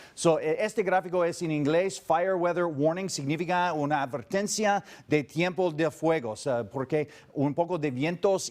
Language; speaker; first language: Spanish; non-native, learner; English